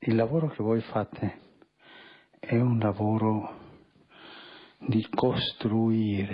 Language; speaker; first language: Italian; non-native, fluent; Spanish